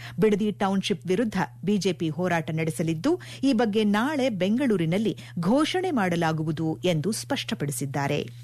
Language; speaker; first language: Kannada; native; Kannada